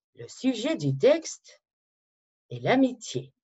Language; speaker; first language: French; non-native, fluent; Macedonian